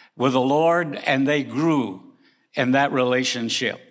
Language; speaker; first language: English; early bilingual, other home language; Spanish